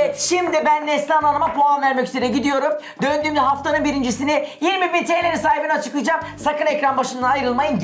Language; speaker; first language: Turkish; native; Turkish